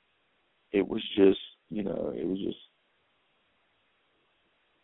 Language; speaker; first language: English; native; English